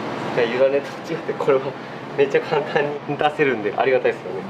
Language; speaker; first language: Japanese; native; Japanese